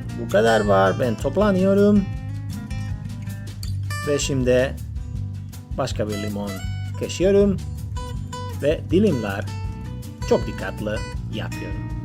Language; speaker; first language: Turkish; non-native, learner; Spanish